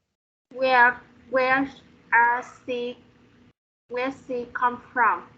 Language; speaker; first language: English; non-native, learner; Vietnamese